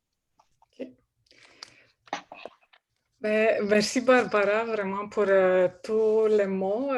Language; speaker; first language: French; non-native, fluent; Romanian